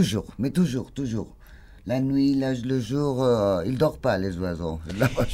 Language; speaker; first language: French; non-native, fluent; Spanish